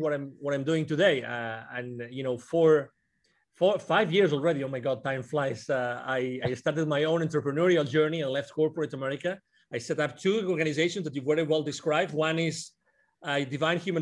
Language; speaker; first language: English; non-native, fluent; Spanish